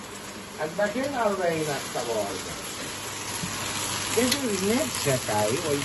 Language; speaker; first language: Dutch; non-native, local second language; Caribbean Hindustani